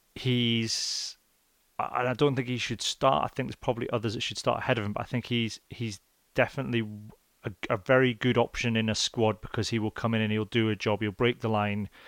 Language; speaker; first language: English; native; English